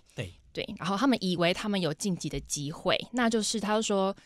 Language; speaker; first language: Chinese; native; Chinese